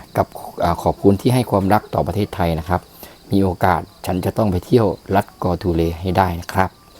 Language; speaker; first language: Thai; native; Thai